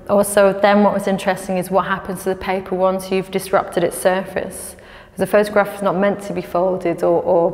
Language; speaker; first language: English; native; English